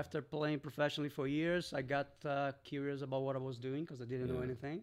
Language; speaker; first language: English; non-native, fluent; Portuguese